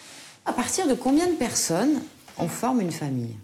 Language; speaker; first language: French; native; French